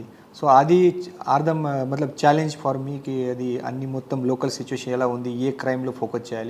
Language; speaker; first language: Telugu; non-native, fluent; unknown